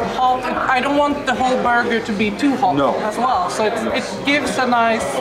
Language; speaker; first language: English; non-native, fluent; Swedish